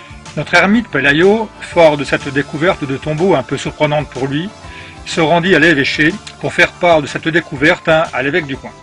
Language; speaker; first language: French; native; French